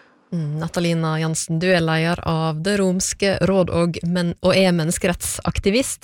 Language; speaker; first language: Norwegian; native; Norwegian